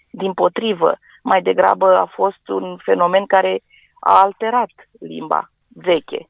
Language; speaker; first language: Romanian; non-native, local second language; Romany